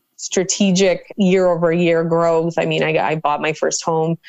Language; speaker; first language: English; native; English